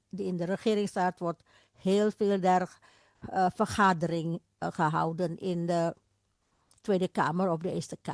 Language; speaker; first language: Dutch; non-native, fluent; Indonesian